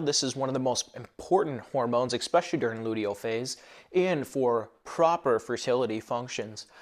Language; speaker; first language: English; native; English